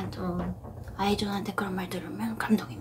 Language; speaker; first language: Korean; non-native, fluent; Japanese